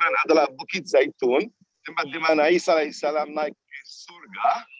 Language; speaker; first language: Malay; non-native, fluent; Arabic